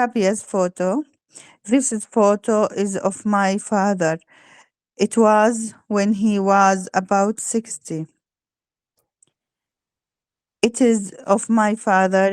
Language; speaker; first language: English; non-native, learner; Arabic